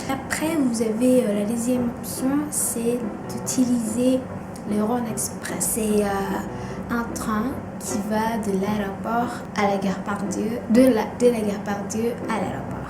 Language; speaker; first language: French; non-native, fluent; Indonesian